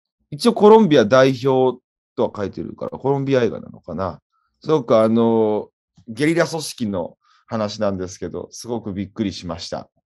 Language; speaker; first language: Japanese; native; Japanese